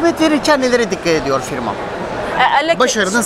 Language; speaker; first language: Turkish; native; Turkish